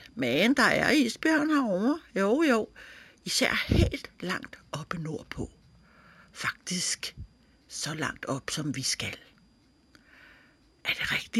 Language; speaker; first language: Danish; native; Danish